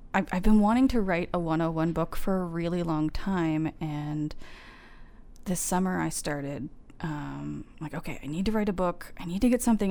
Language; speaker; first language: English; native; English